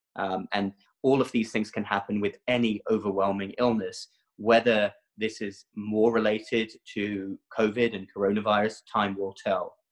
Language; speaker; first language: English; native; English